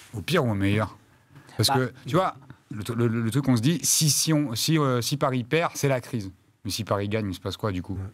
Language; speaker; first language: French; native; French